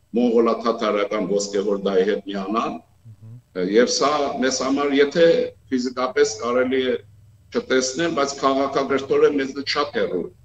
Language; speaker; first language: Armenian; native; Armenian